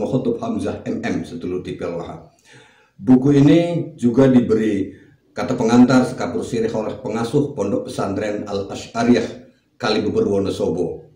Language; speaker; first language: Indonesian; native; Indonesian